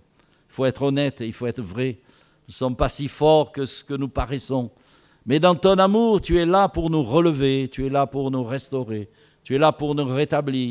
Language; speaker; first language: French; native; French